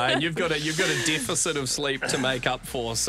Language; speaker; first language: English; native; English